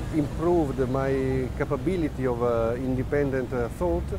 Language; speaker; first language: English; non-native, fluent; Italian